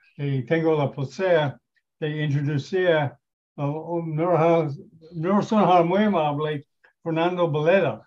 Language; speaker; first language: Spanish; non-native, learner; English